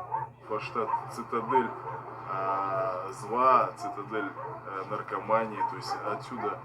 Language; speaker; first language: Russian; native; Russian